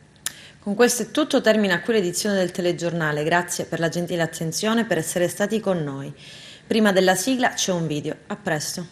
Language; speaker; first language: Italian; native; Italian